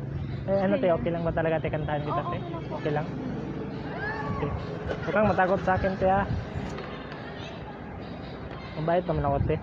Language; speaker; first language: Filipino; non-native, local second language; Cebuano